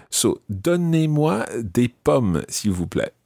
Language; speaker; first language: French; non-native, fluent; English